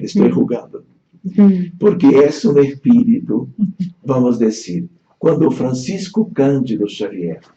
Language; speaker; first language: Spanish; non-native, fluent; Portuguese